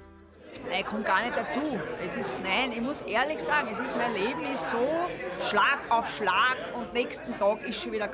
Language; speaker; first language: German; native; German